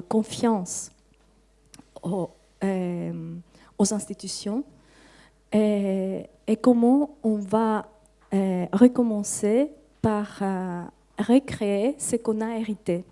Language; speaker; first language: French; non-native, fluent; Greek